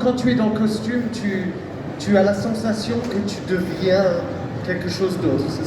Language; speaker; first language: French; non-native, fluent; English